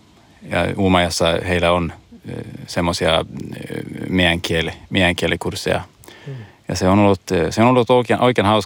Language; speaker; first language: Finnish; non-native, learner; Swedish